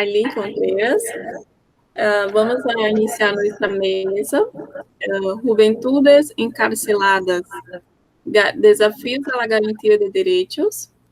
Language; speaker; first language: Spanish; non-native, fluent; Portuguese